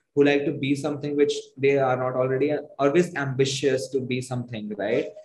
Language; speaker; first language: English; non-native, local second language; Hindi